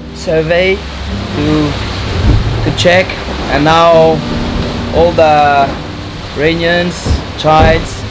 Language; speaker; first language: English; non-native, learner; French